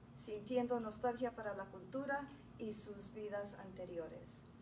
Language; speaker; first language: Spanish; early bilingual, heritage; Spanish